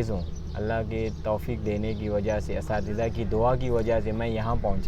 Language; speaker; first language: Hindi; non-native, learner; Burmese